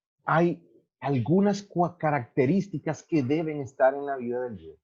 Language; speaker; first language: Spanish; native; Spanish